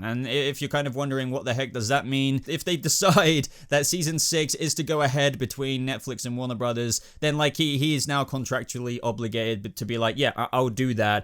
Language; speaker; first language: English; native; English